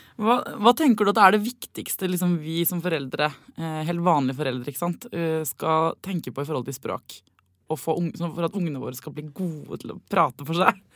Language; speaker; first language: Norwegian; native; Norwegian